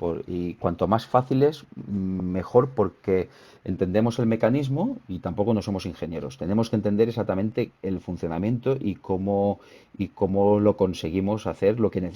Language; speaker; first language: Spanish; native; Spanish